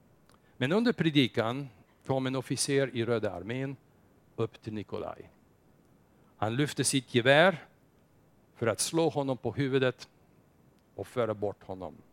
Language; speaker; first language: Swedish; non-native, fluent; English